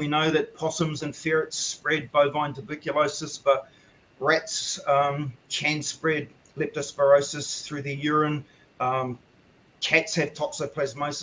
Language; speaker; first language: English; native; English